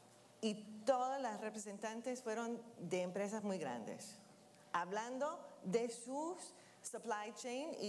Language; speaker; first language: Spanish; non-native, fluent; English